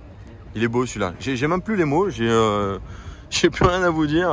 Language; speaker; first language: French; native; French